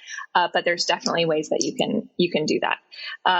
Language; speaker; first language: English; native; English